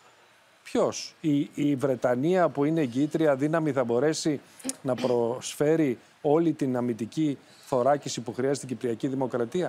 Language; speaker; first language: Greek; native; Greek